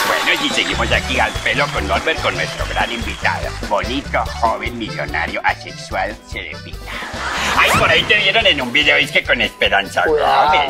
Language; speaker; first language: Spanish; native; Spanish